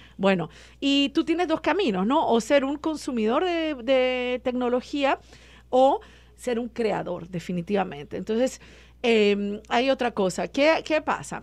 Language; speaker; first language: Spanish; native; Spanish